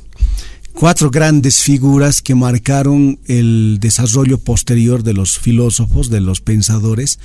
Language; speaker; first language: Spanish; native; Spanish